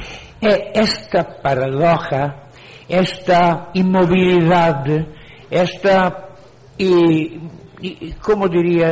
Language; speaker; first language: Spanish; non-native, fluent; Italian